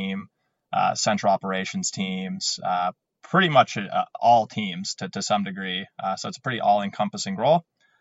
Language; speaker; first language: English; native; English